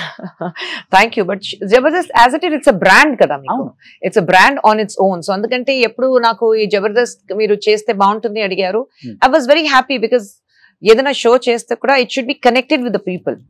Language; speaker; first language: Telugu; non-native, learner; Tamil